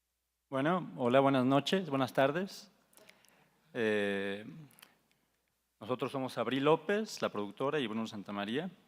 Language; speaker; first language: Spanish; native; Spanish